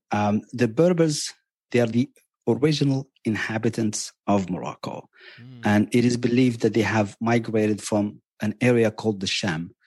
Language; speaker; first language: English; non-native, fluent; Berber languages